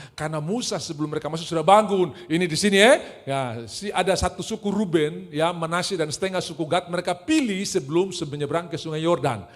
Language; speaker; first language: Indonesian; native; Indonesian